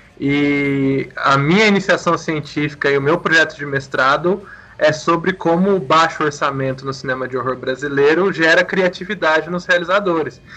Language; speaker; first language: Portuguese; native; Portuguese